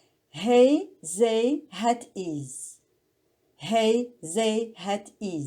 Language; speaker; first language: Dutch; non-native, learner; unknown